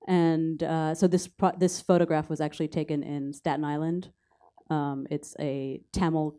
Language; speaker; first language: English; native; English